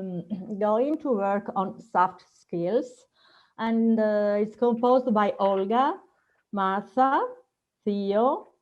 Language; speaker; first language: English; non-native, fluent; Italian